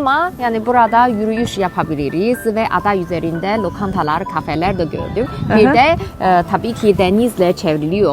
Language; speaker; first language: Turkish; non-native, fluent; Chinese